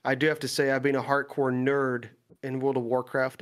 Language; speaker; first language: English; non-native, fluent; Dutch